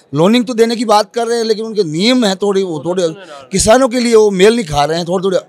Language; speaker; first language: Hindi; native; Hindi